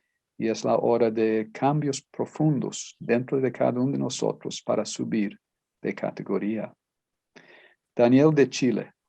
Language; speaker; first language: Spanish; non-native, fluent; Portuguese